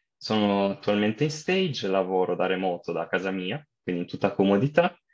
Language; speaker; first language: Italian; native; Italian